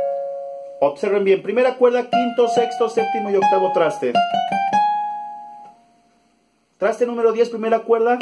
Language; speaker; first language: Spanish; native; Spanish